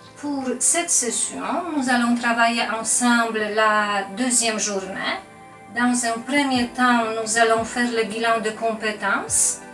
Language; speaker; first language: French; non-native, fluent; Polish